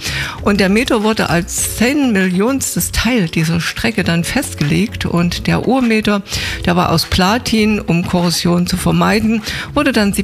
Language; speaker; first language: German; native; German